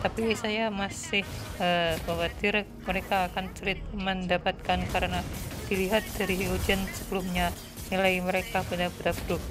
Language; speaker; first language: Indonesian; native; Indonesian